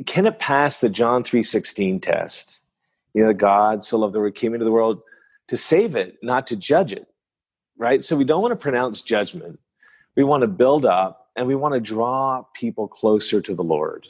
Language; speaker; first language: English; non-native, fluent; French